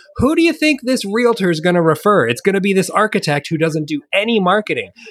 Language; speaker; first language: English; native; English